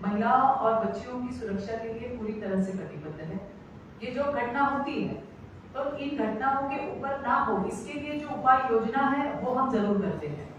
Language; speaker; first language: Hindi; non-native, local second language; Marathi